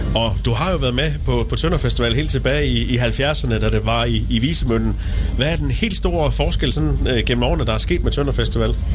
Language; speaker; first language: Danish; non-native, fluent; Dutch